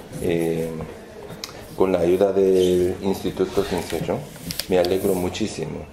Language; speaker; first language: Spanish; non-native, fluent; Korean